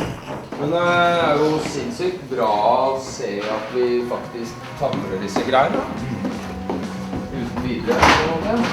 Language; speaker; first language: Norwegian; native; Norwegian